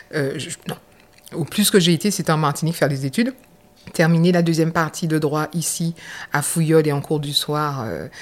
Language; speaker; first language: French; native; French